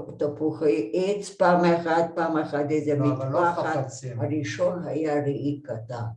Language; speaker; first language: Hebrew; non-native, fluent; Hungarian